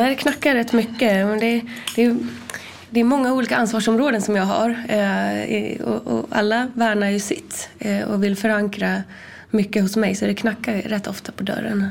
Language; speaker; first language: Swedish; native; Swedish